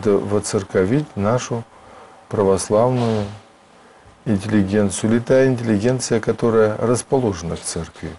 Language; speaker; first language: Russian; native; Russian